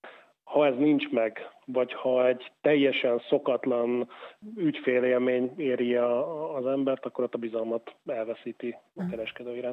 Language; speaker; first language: Hungarian; native; Hungarian